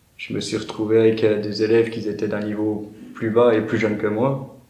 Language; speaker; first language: French; native; French